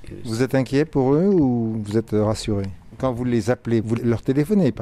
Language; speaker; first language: French; native; French